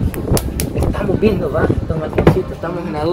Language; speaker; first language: Spanish; native; Spanish